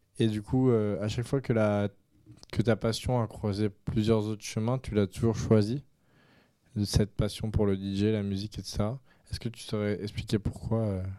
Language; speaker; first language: French; native; French